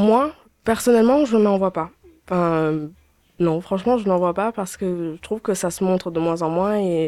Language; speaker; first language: French; early bilingual, other home language; Chinese